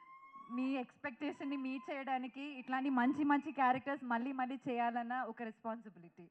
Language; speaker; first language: Telugu; non-native, fluent; Malayalam